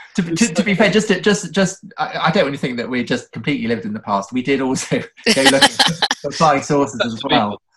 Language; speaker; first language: English; native; English